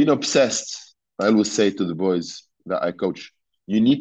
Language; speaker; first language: English; non-native, fluent; Arabic